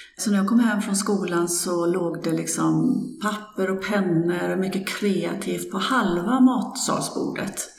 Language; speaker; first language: Swedish; native; Swedish